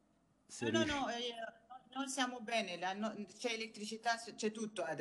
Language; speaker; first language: Italian; non-native, learner; Arabic